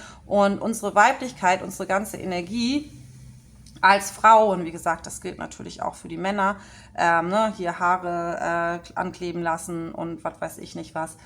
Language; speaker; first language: German; native; German